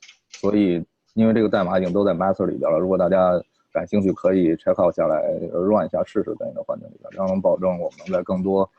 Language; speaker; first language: Chinese; native; Chinese